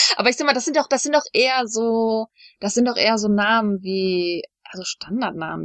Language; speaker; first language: German; native; German